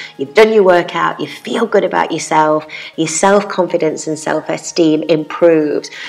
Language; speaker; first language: English; native; English